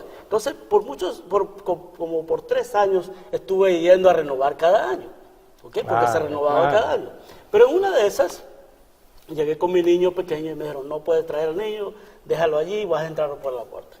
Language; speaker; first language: Spanish; native; Spanish